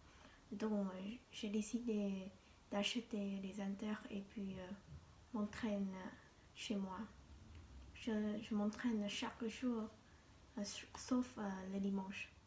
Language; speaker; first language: French; non-native, learner; Vietnamese